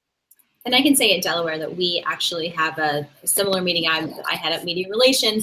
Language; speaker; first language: English; native; English